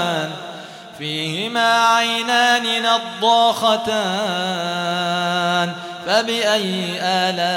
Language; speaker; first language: Arabic; native; Arabic